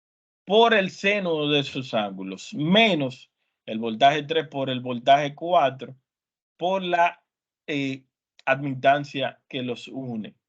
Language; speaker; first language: Spanish; native; Spanish